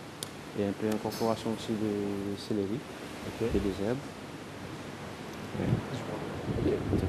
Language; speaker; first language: French; non-native, learner; Seselwa Creole French